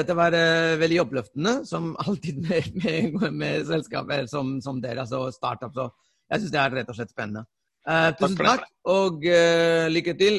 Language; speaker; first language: Norwegian; non-native, fluent; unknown